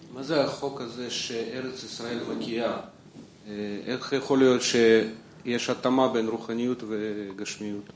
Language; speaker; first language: Hebrew; non-native, fluent; Russian